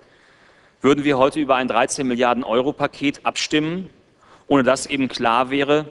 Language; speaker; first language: German; native; German